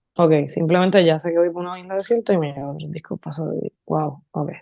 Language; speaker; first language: Spanish; native; Spanish